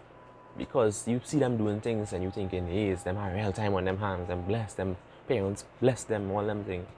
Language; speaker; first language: English; native; English